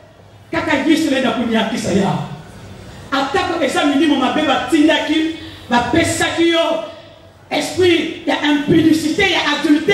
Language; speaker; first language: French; non-native, local second language; Lingala